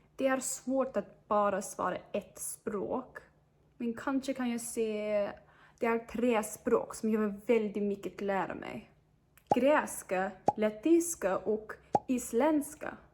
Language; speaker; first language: Swedish; non-native, fluent; Yiddish